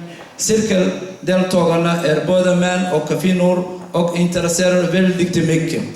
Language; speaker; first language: Swedish; non-native, fluent; Somali